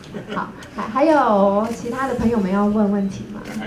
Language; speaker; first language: Chinese; native; Chinese